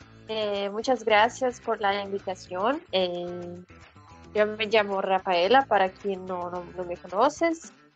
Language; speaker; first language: Spanish; non-native, fluent; Portuguese